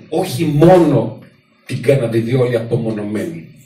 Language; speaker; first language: Greek; native; Greek